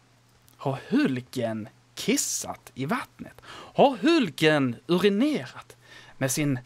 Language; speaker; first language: Swedish; native; Swedish